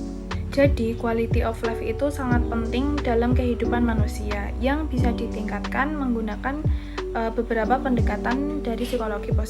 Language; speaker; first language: Indonesian; native; Indonesian